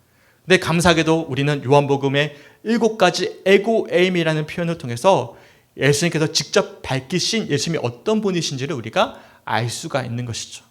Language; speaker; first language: Korean; native; Korean